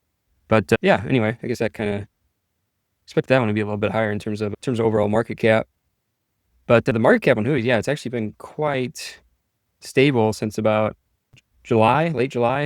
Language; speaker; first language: English; native; English